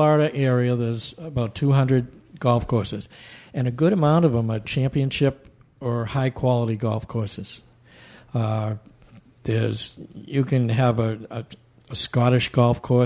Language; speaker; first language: English; native; English